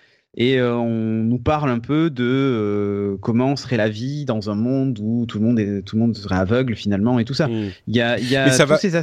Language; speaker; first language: French; native; French